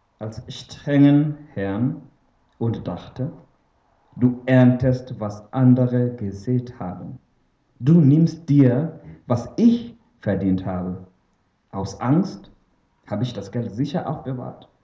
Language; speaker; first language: German; non-native, fluent; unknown